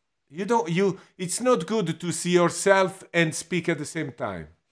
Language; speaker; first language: English; non-native, fluent; Italian